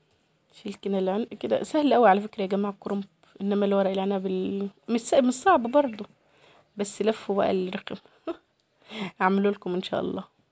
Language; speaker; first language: Arabic; native; Arabic